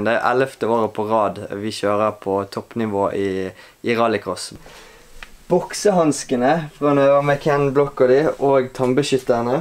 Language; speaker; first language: Norwegian; native; Norwegian